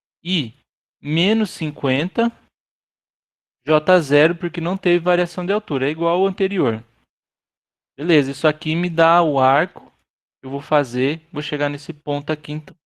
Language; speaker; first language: Portuguese; native; Portuguese